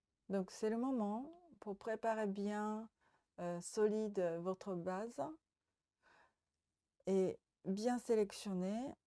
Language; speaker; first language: French; non-native, learner; Japanese